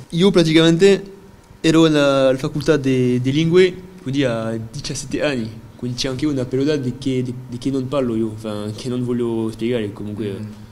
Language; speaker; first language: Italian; non-native, fluent; French